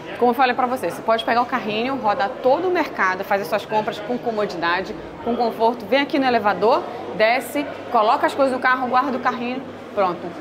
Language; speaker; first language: Portuguese; native; Portuguese